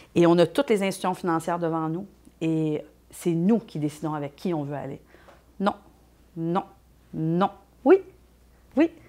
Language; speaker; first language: French; native; French